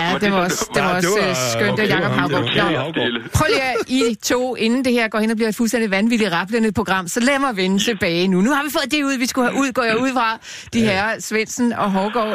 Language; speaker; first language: Danish; native; Danish